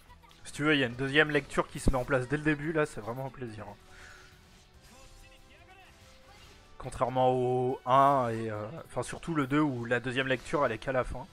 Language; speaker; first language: French; native; French